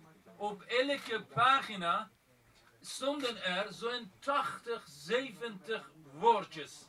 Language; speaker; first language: Dutch; non-native, fluent; Persian